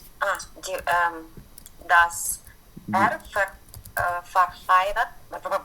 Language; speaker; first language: German; non-native, learner; Ukrainian